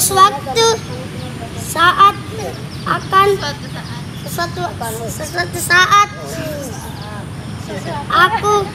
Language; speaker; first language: Indonesian; non-native, local second language; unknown